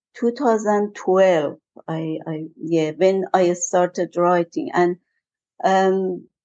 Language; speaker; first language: English; non-native, fluent; Persian